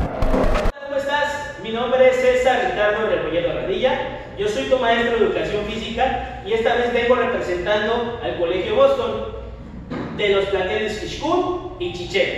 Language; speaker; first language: Spanish; native; Spanish